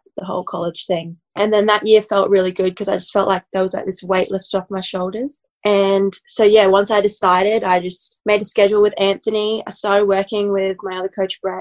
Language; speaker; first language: English; native; English